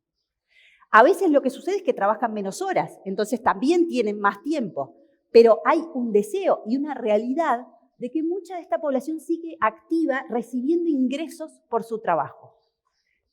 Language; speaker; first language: Spanish; native; Spanish